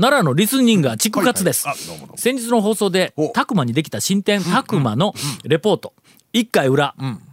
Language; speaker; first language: Japanese; native; Japanese